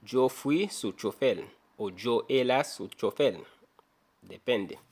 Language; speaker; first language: Spanish; non-native, fluent; Haitian Creole